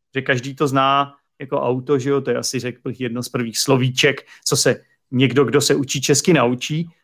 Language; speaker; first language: Czech; native; Czech